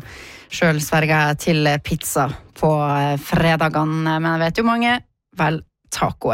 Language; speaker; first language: Norwegian; native; Norwegian